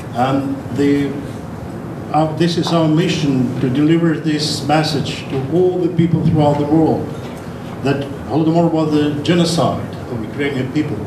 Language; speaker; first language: English; non-native, fluent; Ukrainian